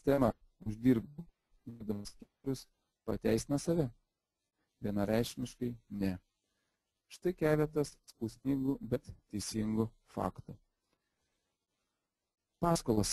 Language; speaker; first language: Lithuanian; native; Lithuanian